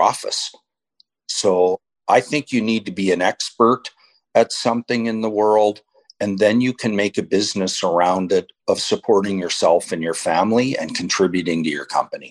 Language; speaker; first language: English; native; English